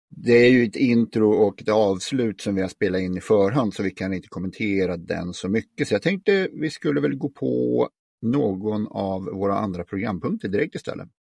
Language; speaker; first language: Swedish; native; Swedish